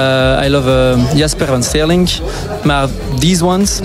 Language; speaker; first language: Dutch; non-native, local second language; French